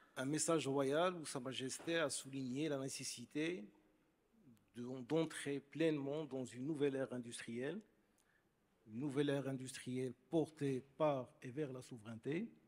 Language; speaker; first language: French; non-native, local second language; Arabic